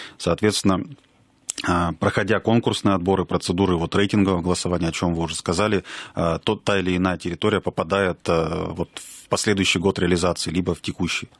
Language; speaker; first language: Russian; native; Russian